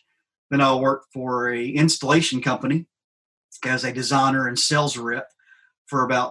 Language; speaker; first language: English; native; English